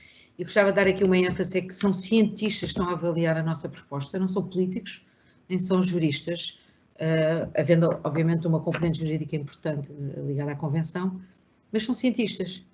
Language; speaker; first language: Portuguese; native; Portuguese